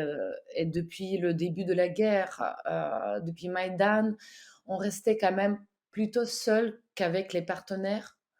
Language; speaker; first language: French; non-native, fluent; Ukrainian